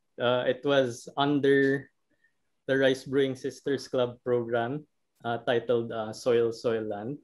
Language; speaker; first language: English; non-native, local second language; Filipino